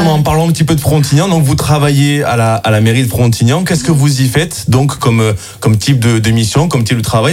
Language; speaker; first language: French; native; French